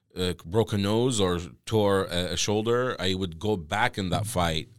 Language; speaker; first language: English; non-native, fluent; Arabic